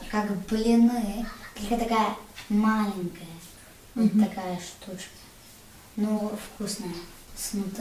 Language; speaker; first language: Russian; early bilingual, heritage; Russian